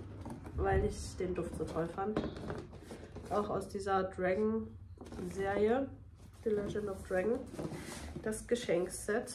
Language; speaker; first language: German; native; German